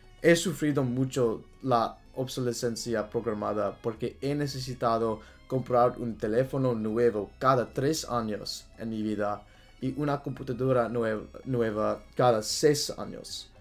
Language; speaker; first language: Spanish; non-native, learner; English